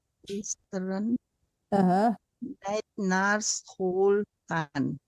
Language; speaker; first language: Dutch; non-native, learner; Indonesian